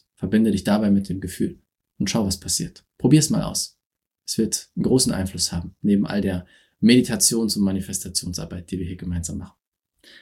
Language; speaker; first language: German; native; German